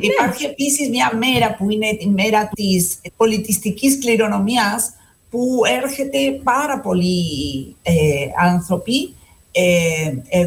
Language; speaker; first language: Greek; non-native, fluent; Spanish